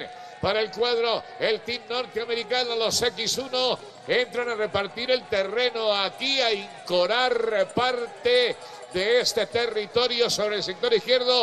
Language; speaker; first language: Spanish; native; Spanish